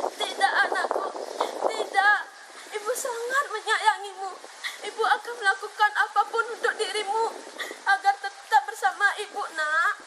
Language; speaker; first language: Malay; non-native, local second language; Balinese